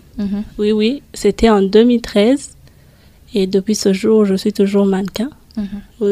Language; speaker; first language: French; non-native, local second language; Rundi